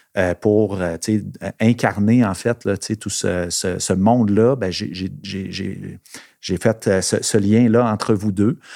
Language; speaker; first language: French; native; French